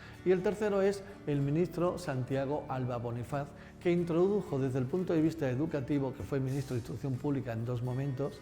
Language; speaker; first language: Spanish; native; Spanish